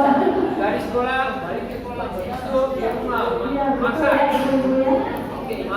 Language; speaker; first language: Indonesian; non-native, learner; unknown